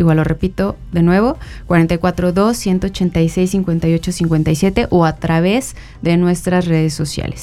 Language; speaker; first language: Spanish; native; Spanish